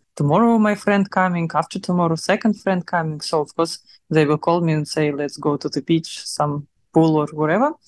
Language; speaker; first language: English; non-native, learner; Russian